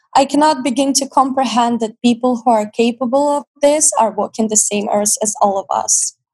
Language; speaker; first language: English; non-native, fluent; Ukrainian